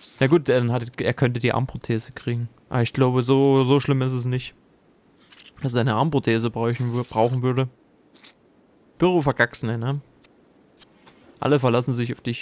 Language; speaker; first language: German; native; German